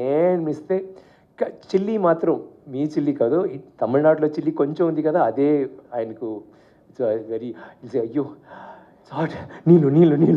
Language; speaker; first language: Telugu; non-native, learner; Tamil